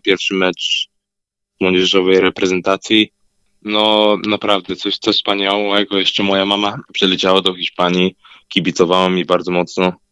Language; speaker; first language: Polish; early bilingual, heritage; Polish